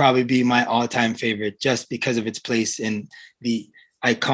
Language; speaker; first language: English; native; English